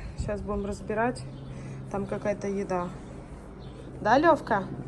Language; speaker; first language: Russian; native; Russian